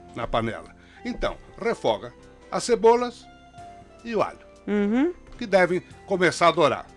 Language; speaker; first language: Portuguese; native; Portuguese